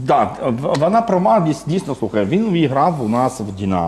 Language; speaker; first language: Ukrainian; non-native, fluent; Georgian